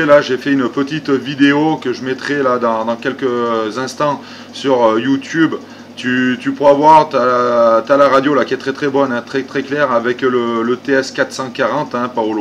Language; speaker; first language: French; native; French